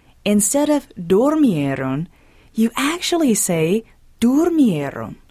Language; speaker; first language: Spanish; non-native, learner; English